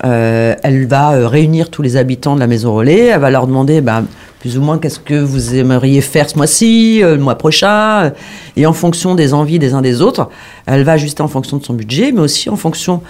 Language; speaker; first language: French; native; French